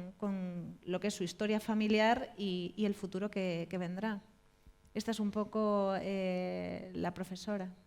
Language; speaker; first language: Spanish; native; Spanish